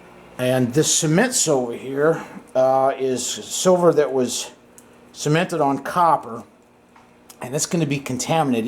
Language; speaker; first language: English; native; English